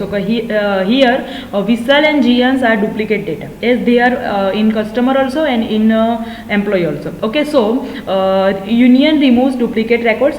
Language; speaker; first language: English; non-native, local second language; Gujarati